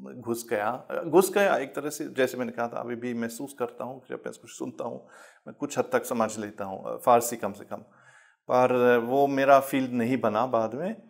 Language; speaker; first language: Urdu; non-native, fluent; German